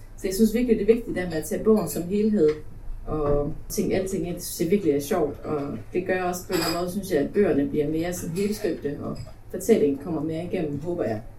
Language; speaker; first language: Danish; early bilingual, other home language; Polish